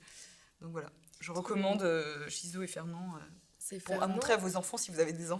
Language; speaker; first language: French; native; French